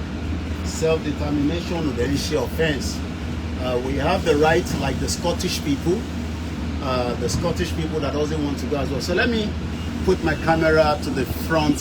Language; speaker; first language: English; non-native, local second language; Yoruba